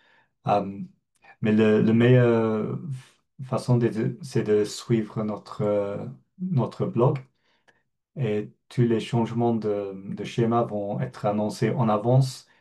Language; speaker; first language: French; non-native, fluent; English